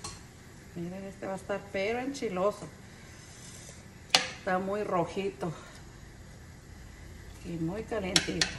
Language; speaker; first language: Spanish; native; Spanish